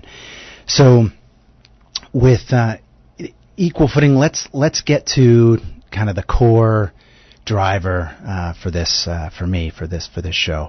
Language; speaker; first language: English; native; English